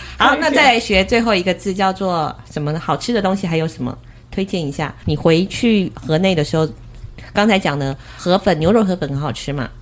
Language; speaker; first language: Chinese; native; Chinese